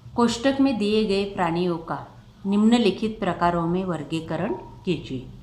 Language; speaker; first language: Hindi; non-native, local second language; Marathi